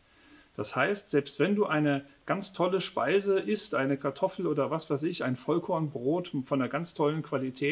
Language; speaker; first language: German; native; German